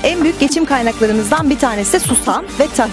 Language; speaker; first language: Turkish; native; Turkish